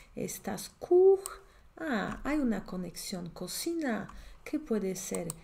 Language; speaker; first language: Spanish; non-native, fluent; Polish